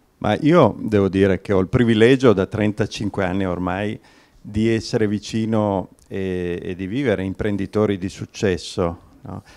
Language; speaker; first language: Italian; native; Italian